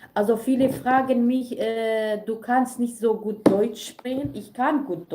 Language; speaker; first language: German; non-native, learner; Kurdish